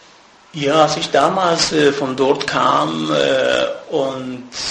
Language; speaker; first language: German; non-native, fluent; Persian